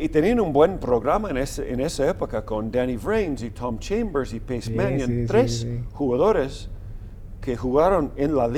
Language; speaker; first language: Spanish; non-native, fluent; English